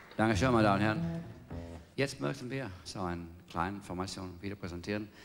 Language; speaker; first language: German; non-native, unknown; English